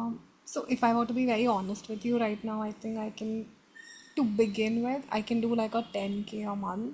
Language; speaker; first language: English; non-native, local second language; Hindi